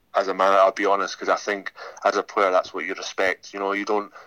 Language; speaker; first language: English; native; English